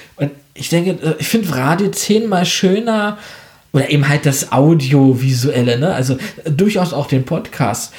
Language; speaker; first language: German; native; German